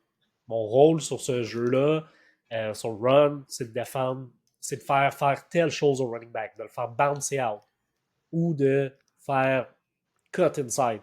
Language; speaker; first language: French; native; French